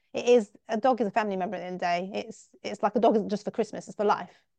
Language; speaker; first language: English; native; English